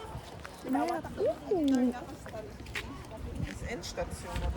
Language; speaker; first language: German; non-native, fluent; Filipino